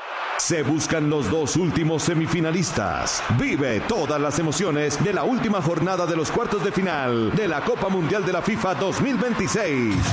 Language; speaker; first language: Spanish; native; Spanish